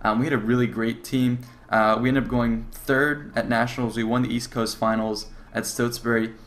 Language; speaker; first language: English; native; English